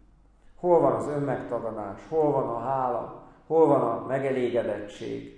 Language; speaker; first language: Hungarian; native; Hungarian